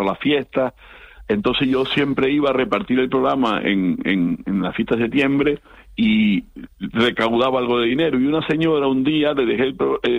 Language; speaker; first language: Spanish; native; Spanish